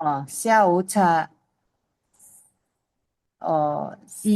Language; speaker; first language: Chinese; non-native, learner; Indonesian